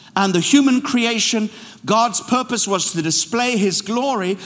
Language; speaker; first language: English; native; English